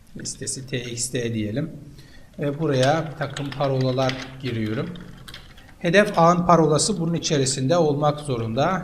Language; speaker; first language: Turkish; native; Turkish